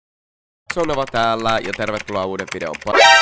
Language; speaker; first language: Finnish; native; Finnish